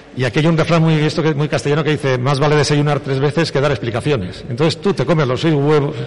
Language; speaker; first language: Spanish; native; Spanish